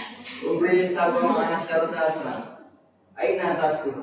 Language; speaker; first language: Arabic; non-native, learner; Indonesian